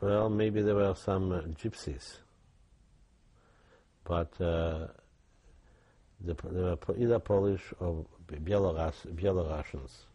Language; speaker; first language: English; non-native, fluent; Yiddish